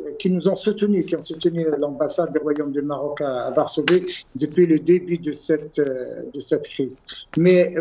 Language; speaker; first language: French; non-native, local second language; Arabic